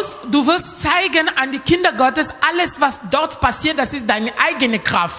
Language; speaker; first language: German; non-native, learner; French